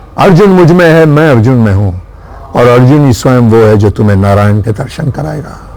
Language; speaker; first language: Hindi; native; Hindi